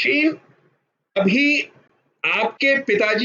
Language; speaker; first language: Hindi; native; Hindi